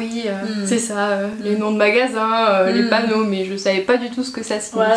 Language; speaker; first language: French; native; French